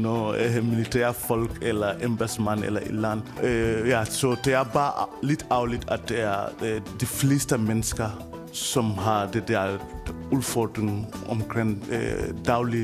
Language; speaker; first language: Danish; non-native, fluent; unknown